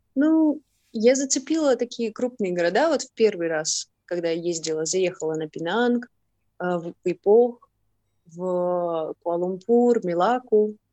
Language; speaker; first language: Russian; native; Russian